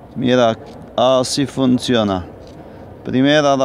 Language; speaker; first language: Spanish; non-native, fluent; Romanian